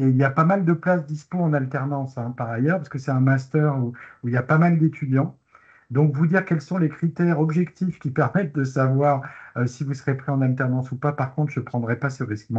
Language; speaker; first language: French; native; French